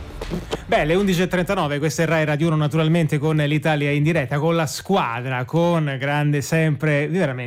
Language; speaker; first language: Italian; native; Italian